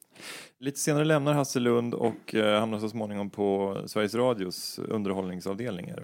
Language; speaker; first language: Swedish; native; Swedish